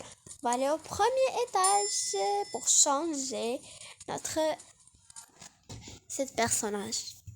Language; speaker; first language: French; non-native, learner; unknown